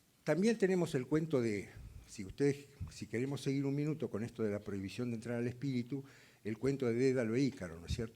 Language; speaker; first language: Spanish; native; Spanish